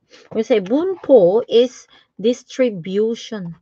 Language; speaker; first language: English; non-native, local second language; Filipino